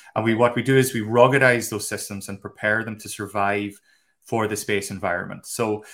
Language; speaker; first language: English; native; English